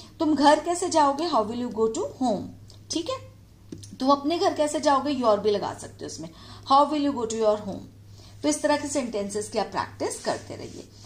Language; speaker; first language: Hindi; native; Hindi